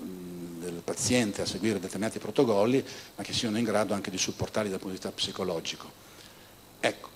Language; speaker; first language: Italian; native; Italian